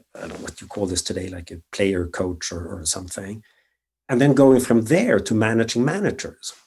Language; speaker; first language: English; non-native, fluent; Swedish